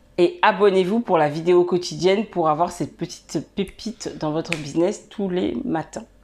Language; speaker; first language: French; native; French